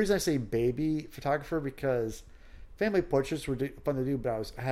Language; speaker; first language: English; native; English